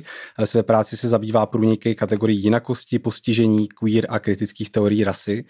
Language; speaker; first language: Czech; native; Czech